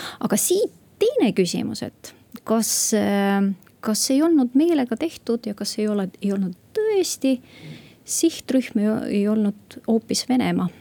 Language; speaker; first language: Estonian; non-native, local second language; Russian